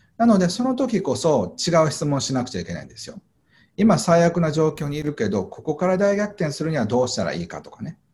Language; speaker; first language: Japanese; native; Japanese